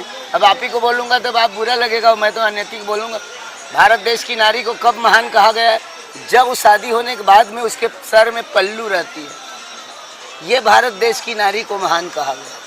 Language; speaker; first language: Hindi; native; Hindi